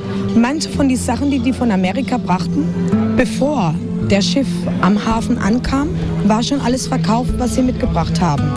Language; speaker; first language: German; non-native, fluent; Spanish